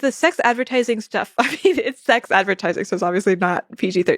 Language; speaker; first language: English; native; English